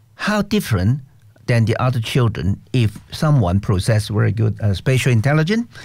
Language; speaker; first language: English; non-native, local second language; Cantonese